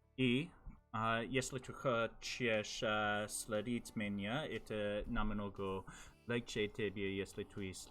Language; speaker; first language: Russian; non-native, learner; English